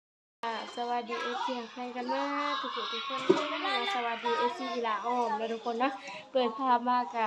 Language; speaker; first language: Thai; non-native, local second language; Northeastern Thai